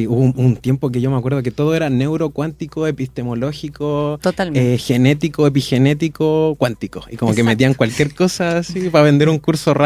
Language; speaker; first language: Spanish; native; Spanish